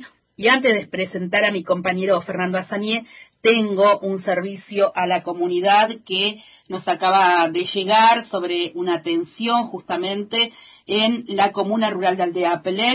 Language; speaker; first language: Spanish; native; Spanish